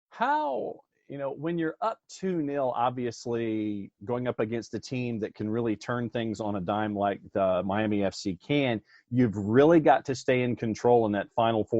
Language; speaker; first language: English; native; English